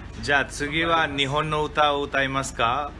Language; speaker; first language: Japanese; non-native, fluent; Hindi